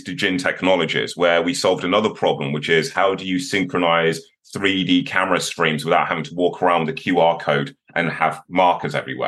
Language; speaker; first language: English; native; English